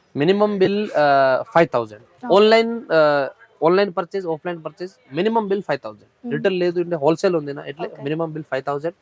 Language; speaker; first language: Telugu; non-native, local second language; Hindi